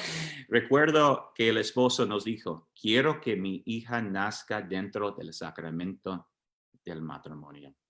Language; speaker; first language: Spanish; non-native, fluent; English